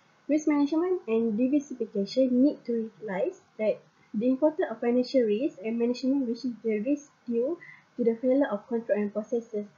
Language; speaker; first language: English; non-native, local second language; Malay